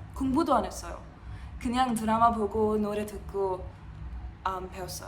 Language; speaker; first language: Korean; non-native, learner; English